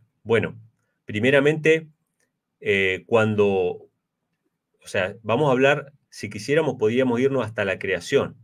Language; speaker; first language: Spanish; native; Spanish